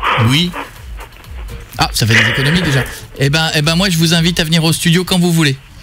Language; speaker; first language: French; native; French